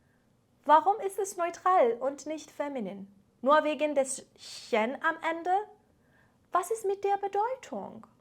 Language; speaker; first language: German; non-native, fluent; Persian